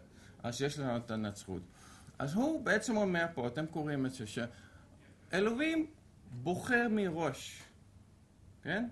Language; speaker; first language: Hebrew; non-native, fluent; Dutch